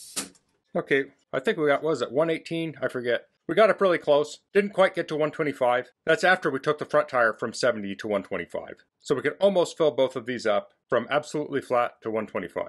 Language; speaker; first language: English; native; English